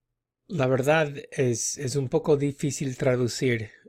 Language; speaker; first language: Spanish; non-native, fluent; English